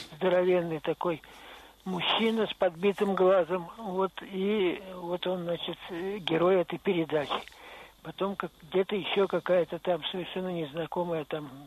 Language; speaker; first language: Russian; native; Russian